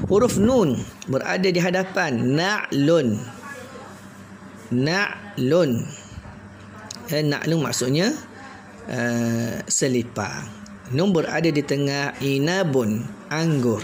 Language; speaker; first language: Malay; native; Malay